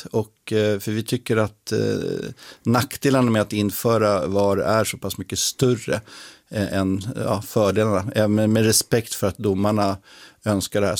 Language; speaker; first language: Swedish; native; Swedish